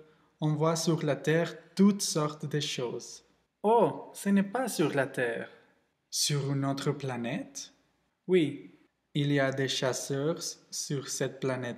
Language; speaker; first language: French; non-native, learner; Spanish